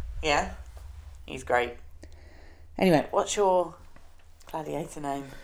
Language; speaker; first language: English; native; English